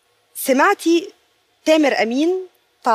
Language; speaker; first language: Arabic; native; Arabic